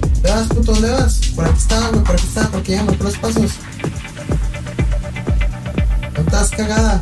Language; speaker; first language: Spanish; native; Spanish